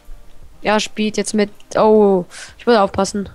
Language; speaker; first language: German; native; German